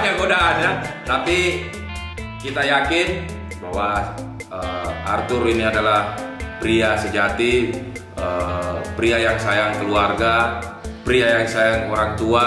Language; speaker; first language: Indonesian; native; Indonesian